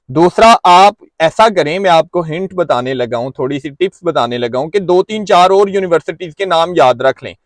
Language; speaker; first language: Urdu; non-native, local second language; Punjabi